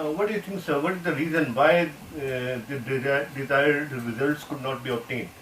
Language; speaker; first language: English; non-native, local second language; Hindi